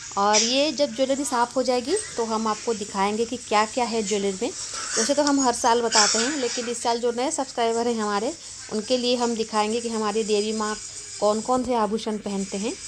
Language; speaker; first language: Hindi; non-native, local second language; Bangla